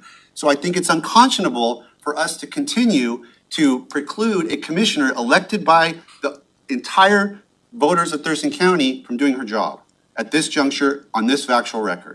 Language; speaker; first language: English; native; English